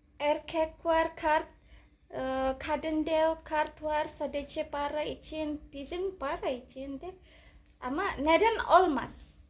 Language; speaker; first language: Turkish; non-native, learner; Indonesian